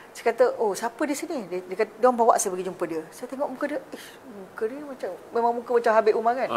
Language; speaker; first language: Malay; native; Malay